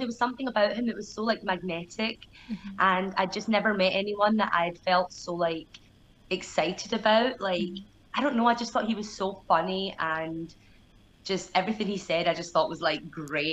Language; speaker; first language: English; native; English